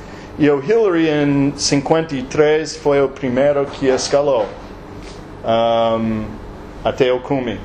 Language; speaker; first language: Portuguese; non-native, learner; English